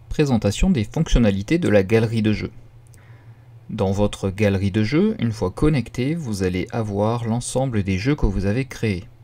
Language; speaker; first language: French; native; French